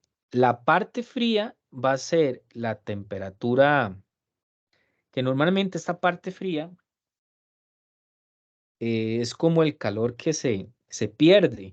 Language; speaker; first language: Spanish; native; Spanish